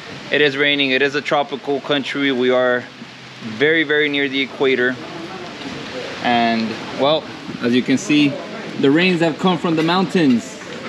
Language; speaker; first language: English; early bilingual, other home language; Spanish